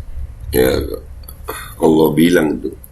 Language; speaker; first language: Indonesian; native; Indonesian